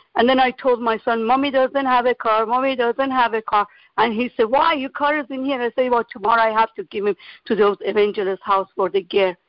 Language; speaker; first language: English; non-native, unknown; Persian